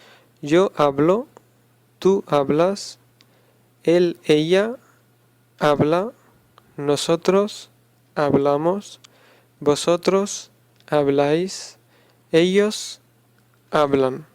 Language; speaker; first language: Spanish; non-native, fluent; Urdu